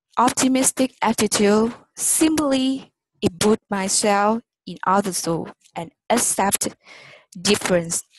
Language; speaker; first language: English; non-native, learner; Vietnamese